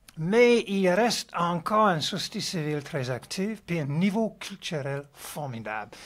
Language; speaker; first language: French; non-native, fluent; English